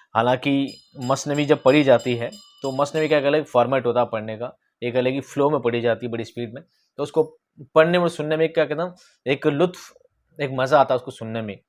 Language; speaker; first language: Urdu; native; Urdu